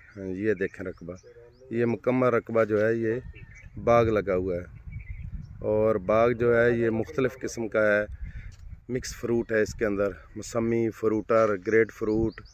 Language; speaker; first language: Urdu; non-native, local second language; Punjabi